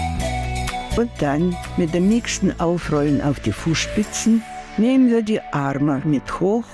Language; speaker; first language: German; non-native, fluent; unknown